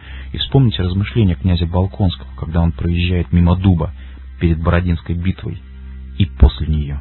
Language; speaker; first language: Russian; native; Russian